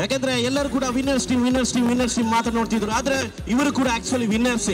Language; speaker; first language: Kannada; native; Kannada